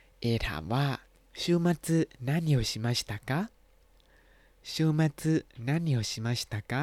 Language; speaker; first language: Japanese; non-native, fluent; Thai